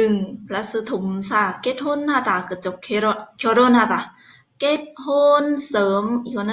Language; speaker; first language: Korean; non-native, fluent; Vietnamese